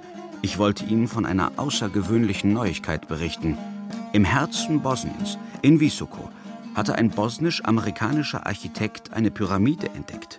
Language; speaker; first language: German; early bilingual, other home language; Bosnian